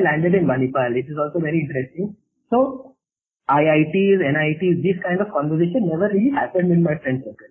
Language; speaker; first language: English; non-native, local second language; Malayalam